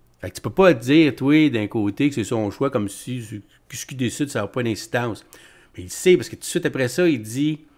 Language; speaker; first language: French; native; French